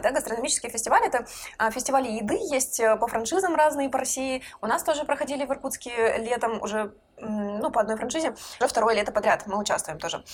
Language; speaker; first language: Russian; native; Russian